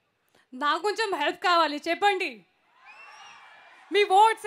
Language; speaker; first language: Telugu; non-native, learner; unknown